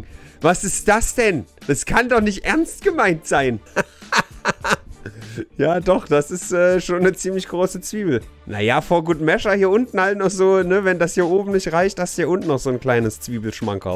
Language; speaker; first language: German; native; German